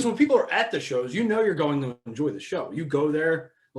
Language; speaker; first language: English; native; English